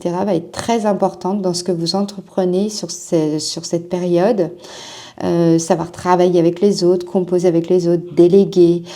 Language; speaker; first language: French; native; French